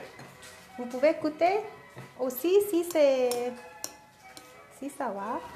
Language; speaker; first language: French; non-native, learner; Thai